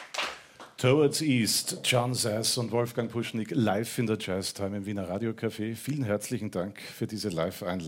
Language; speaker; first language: German; native; German